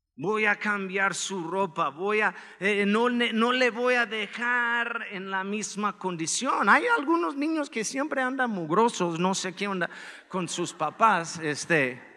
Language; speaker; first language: Spanish; non-native, fluent; English